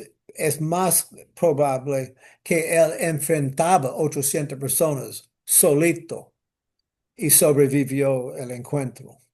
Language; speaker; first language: Spanish; non-native, fluent; English